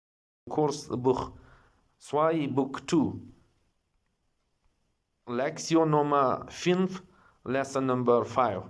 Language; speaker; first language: German; non-native, learner; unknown